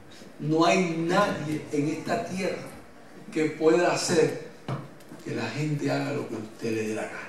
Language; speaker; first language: Spanish; native; Spanish